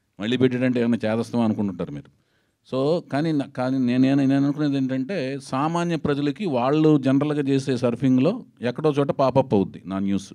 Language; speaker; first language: Telugu; native; Telugu